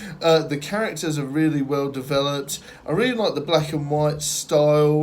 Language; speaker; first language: English; native; English